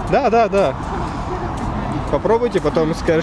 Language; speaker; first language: Russian; non-native, local second language; Chechen